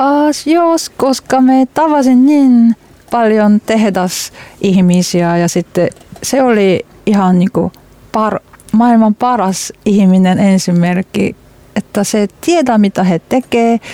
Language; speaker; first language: Finnish; non-native, learner; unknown